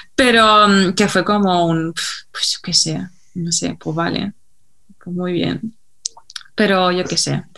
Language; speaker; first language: Spanish; native; Spanish